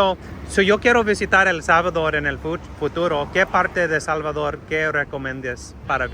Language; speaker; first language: Spanish; non-native, learner; English